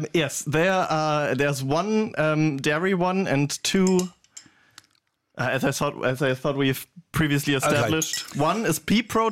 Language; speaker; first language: English; non-native, fluent; German